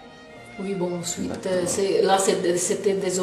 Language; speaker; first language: French; non-native, fluent; Italian